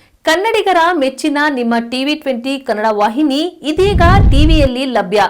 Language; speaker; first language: Kannada; native; Kannada